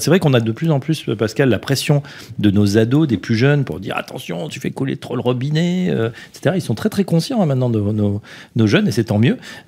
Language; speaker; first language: French; native; French